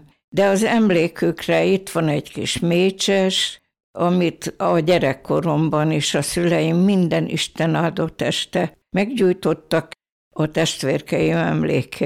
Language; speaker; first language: Hungarian; native; Hungarian